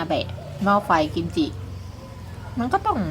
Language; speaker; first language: Thai; native; Thai